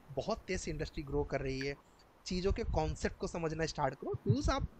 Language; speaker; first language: Hindi; native; Hindi